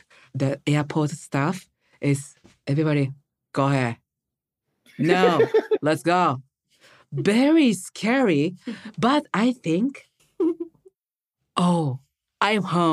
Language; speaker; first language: English; non-native, learner; Japanese